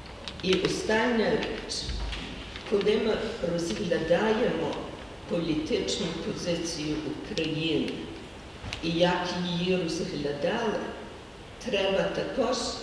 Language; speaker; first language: Ukrainian; early bilingual, heritage; Ukrainian